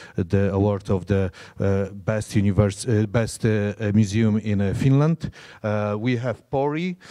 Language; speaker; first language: English; non-native, fluent; Polish